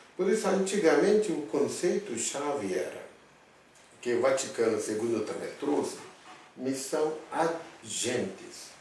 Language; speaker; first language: Portuguese; non-native, fluent; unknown